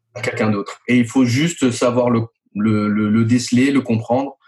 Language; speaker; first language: French; native; French